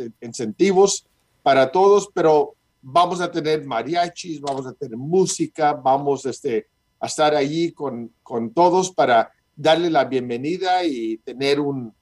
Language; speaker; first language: Spanish; early bilingual, heritage; Spanish